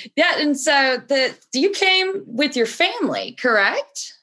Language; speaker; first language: English; early bilingual, other home language; Portuguese